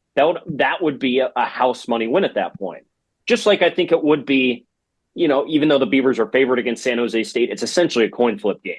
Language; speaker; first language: English; native; English